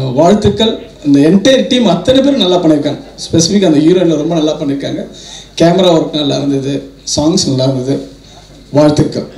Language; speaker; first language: Tamil; native; Tamil